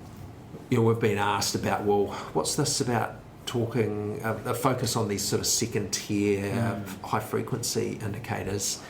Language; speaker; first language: English; native; English